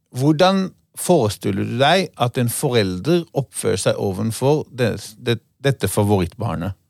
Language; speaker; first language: Norwegian; non-native, fluent; Hebrew